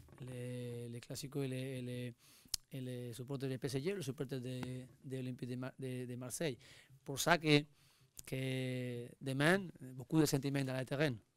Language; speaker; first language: French; non-native, learner; Spanish